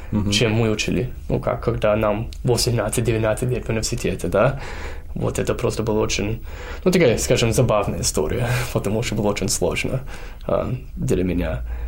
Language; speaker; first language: Russian; non-native, fluent; English